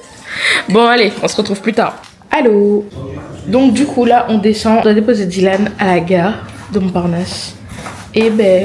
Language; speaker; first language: French; native; French